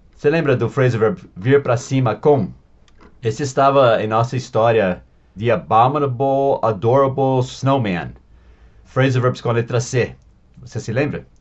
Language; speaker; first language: Portuguese; non-native, fluent; English